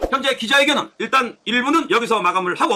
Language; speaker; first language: Korean; native; Korean